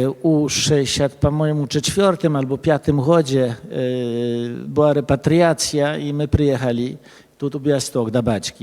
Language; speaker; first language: Polish; early bilingual, other home language; Belarusian